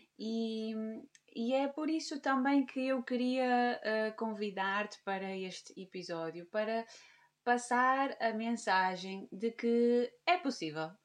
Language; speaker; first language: Portuguese; native; Portuguese